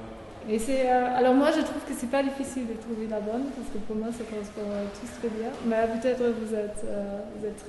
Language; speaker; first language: French; non-native, fluent; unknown